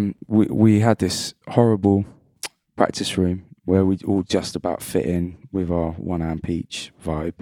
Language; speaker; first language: English; native; English